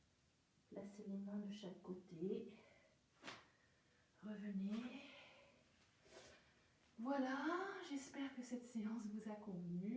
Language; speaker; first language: French; native; French